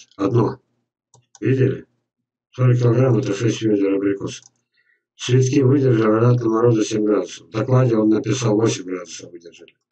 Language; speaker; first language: Russian; native; Russian